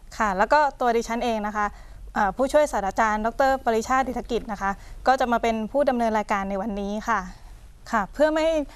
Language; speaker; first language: Thai; native; Thai